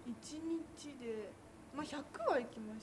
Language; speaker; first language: Japanese; native; Japanese